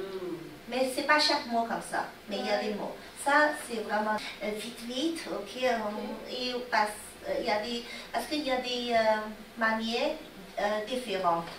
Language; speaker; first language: French; non-native, learner; Chinese